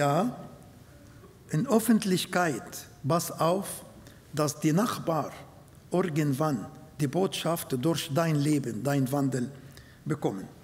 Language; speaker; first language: German; non-native, fluent; Arabic